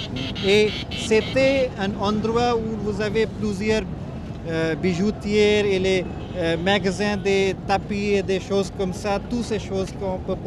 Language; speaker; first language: French; non-native, fluent; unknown